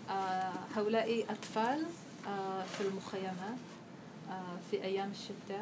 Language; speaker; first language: Arabic; non-native, fluent; Hebrew